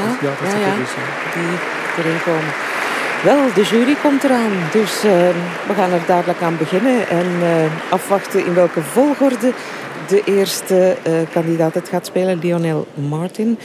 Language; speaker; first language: Dutch; native; Dutch